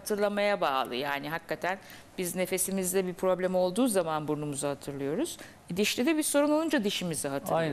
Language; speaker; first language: Turkish; native; Turkish